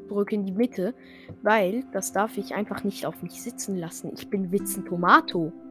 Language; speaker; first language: German; non-native, fluent; French